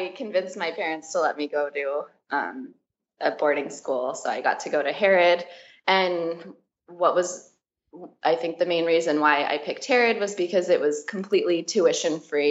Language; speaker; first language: English; native; English